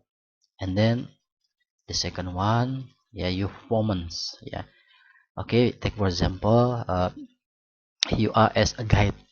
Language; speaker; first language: English; non-native, learner; Indonesian